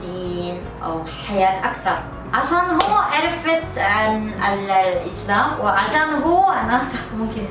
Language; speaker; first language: Arabic; non-native, learner; Korean